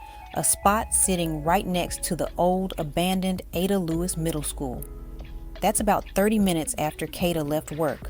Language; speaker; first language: English; native; English